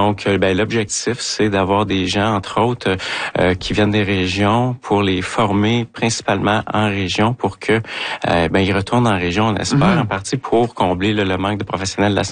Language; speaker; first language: French; native; French